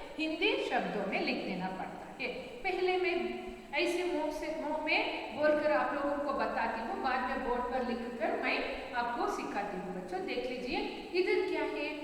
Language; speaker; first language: Hindi; non-native, local second language; Kannada